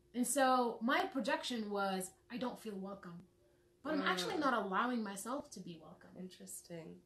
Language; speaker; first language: English; non-native, fluent; Arabic